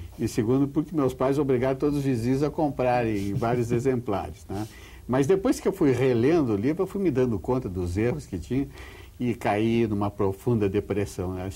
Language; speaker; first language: Portuguese; native; Portuguese